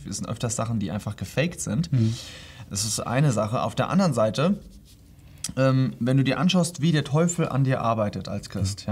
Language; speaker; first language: German; native; German